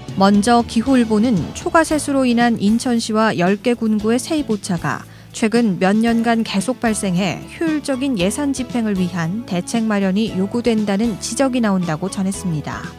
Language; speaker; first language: Korean; native; Korean